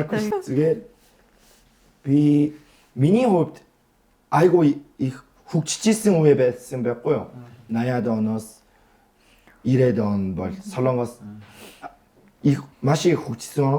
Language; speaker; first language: Mongolian; non-native, fluent; Korean